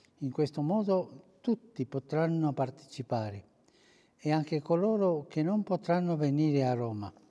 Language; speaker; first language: Italian; early bilingual, heritage; Italian